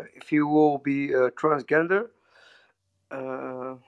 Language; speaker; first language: English; non-native, learner; Dutch